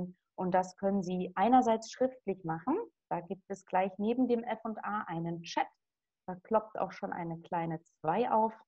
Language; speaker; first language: German; native; German